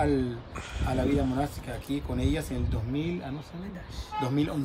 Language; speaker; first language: Spanish; non-native, fluent; Arabic